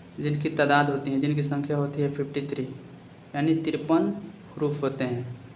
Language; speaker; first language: Hindi; native; Hindi